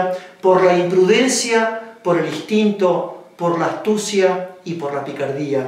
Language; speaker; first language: Spanish; native; Spanish